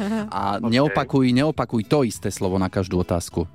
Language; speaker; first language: Slovak; native; Slovak